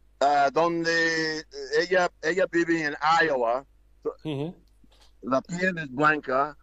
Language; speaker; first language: Spanish; non-native, learner; English